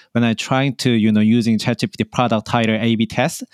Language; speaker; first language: English; non-native, learner; Korean